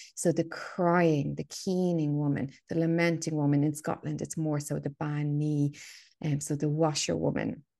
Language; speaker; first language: English; native; English